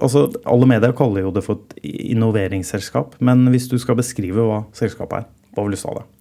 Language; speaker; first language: Norwegian; native; Norwegian